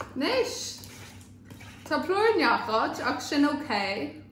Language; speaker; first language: Irish; non-native, local second language; English